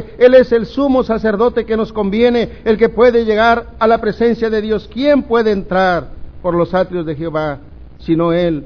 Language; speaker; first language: Spanish; native; Spanish